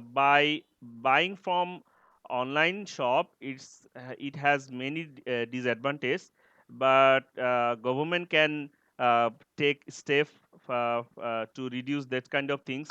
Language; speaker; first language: English; non-native, learner; Bangla